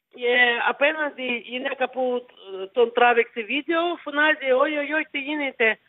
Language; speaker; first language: Greek; early bilingual, heritage; Ukrainian